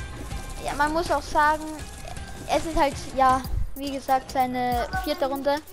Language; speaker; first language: German; native; German